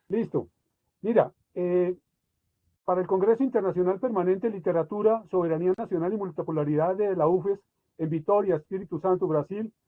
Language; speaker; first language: Spanish; native; Spanish